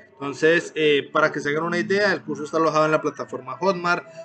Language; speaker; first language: Spanish; native; Spanish